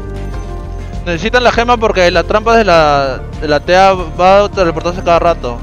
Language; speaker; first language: Spanish; native; Spanish